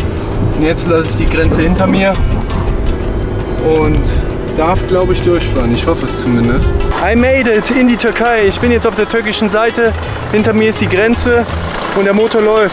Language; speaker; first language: German; native; German